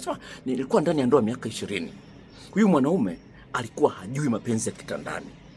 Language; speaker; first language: Swahili; native; Swahili